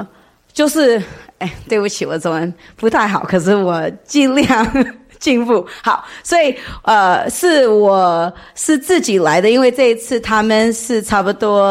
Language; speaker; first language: Chinese; early bilingual, heritage; English